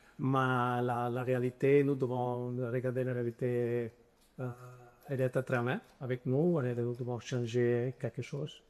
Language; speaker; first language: French; non-native, fluent; Italian